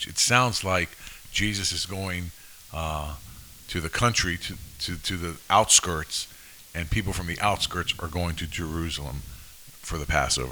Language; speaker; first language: English; native; English